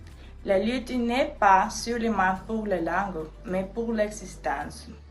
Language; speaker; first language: French; non-native, learner; Spanish